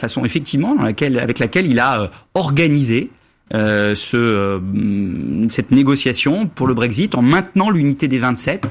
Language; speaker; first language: French; native; French